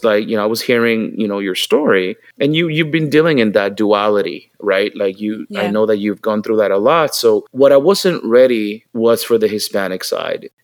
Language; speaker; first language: English; non-native, fluent; Spanish